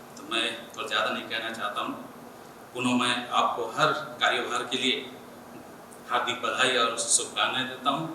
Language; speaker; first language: Hindi; non-native, local second language; Assamese